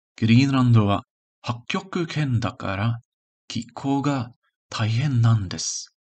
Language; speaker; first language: Japanese; non-native, learner; English